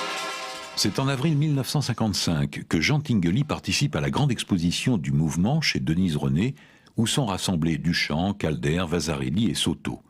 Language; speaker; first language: French; native; French